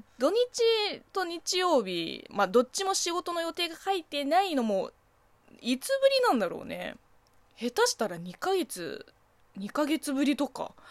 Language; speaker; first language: Japanese; non-native, fluent; Chinese